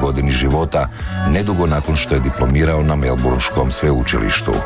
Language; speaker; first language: Croatian; native; Croatian